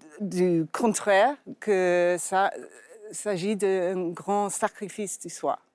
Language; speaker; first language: French; non-native, fluent; English